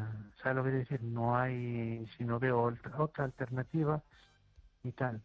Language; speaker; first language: Spanish; native; Spanish